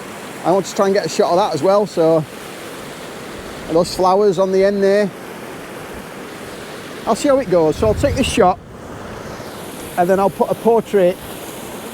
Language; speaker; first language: English; native; English